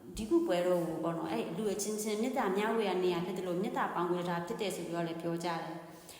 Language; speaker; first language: Burmese; non-native, local second language; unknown